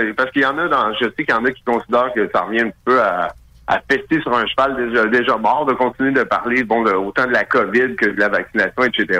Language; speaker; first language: French; native; French